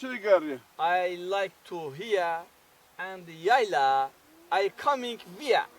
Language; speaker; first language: English; non-native, learner; Turkish